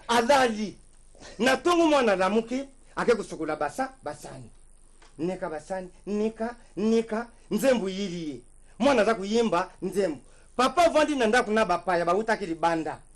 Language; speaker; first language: Lingala; non-native, local second language; Kituba (Democratic Republic of Congo)